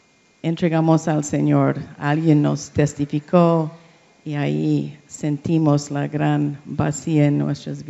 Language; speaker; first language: Spanish; non-native, learner; English